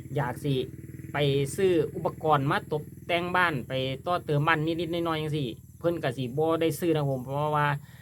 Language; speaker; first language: Thai; native; Thai